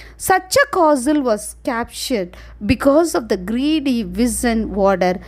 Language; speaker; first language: English; non-native, local second language; Tamil